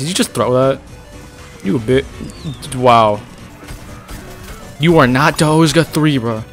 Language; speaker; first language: English; native; English